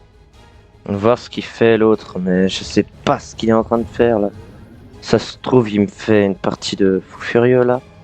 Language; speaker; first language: French; native; French